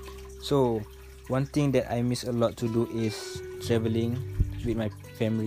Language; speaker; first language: English; non-native, local second language; Malay